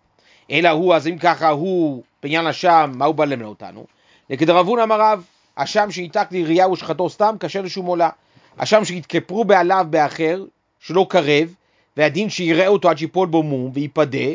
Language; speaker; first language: Hebrew; native; Hebrew